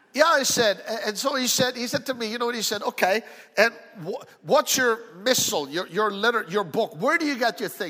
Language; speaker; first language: English; early bilingual, other home language; Italian